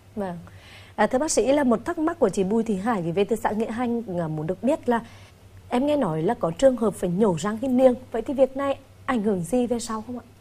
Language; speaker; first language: Vietnamese; native; Vietnamese